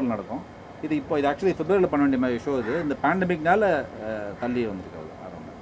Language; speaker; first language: Tamil; native; Tamil